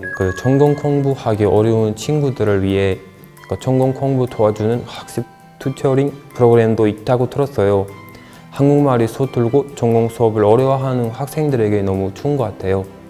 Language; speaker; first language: Korean; non-native, fluent; Uzbek